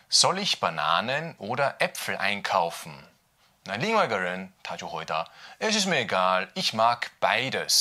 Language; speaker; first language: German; non-native, fluent; Chinese